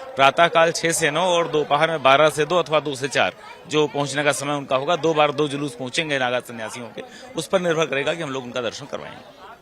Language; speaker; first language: Hindi; native; Hindi